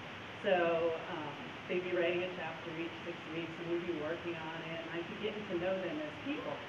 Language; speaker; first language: English; native; English